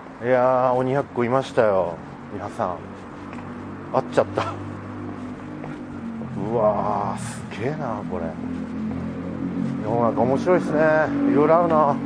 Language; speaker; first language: Japanese; native; Japanese